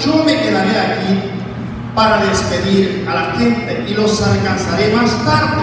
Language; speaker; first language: Spanish; native; Spanish